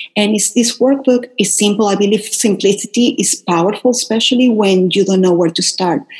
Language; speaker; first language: English; non-native, fluent; Spanish